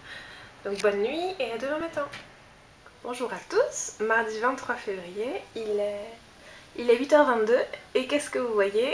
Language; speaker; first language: French; native; French